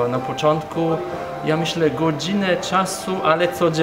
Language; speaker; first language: Polish; non-native, learner; Italian